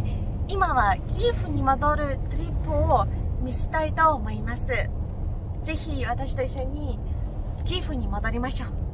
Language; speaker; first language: Japanese; non-native, fluent; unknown